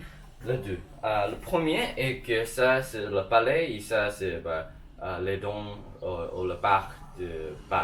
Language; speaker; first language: French; non-native, learner; English